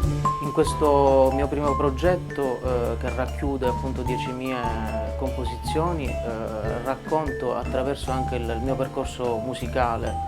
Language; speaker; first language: Italian; native; Italian